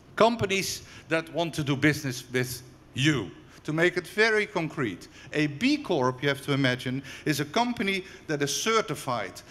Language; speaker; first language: English; non-native, fluent; Dutch